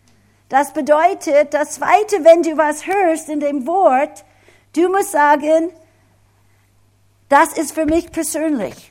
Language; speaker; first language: German; non-native, fluent; English